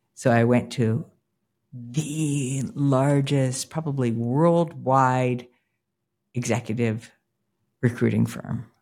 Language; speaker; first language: English; native; English